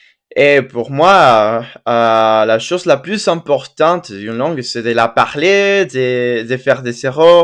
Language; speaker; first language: French; non-native, fluent; Spanish